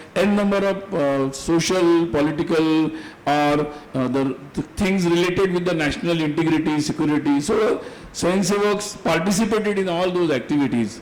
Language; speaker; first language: English; non-native, local second language; Hindi